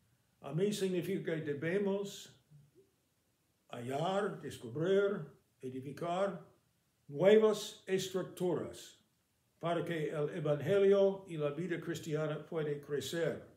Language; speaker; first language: Spanish; non-native, fluent; English